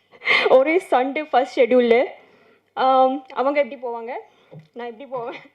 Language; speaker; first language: Tamil; non-native, learner; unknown